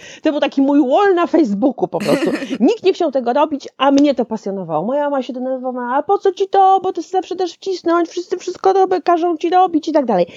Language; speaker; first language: Polish; native; Polish